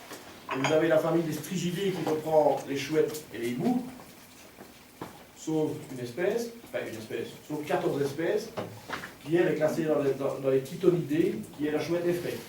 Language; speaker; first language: French; native; French